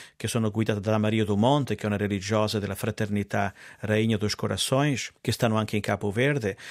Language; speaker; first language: Italian; non-native, fluent; Portuguese